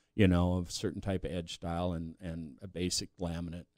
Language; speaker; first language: English; native; English